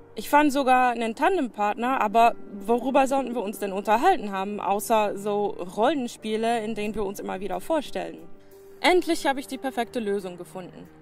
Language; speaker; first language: German; non-native, fluent; English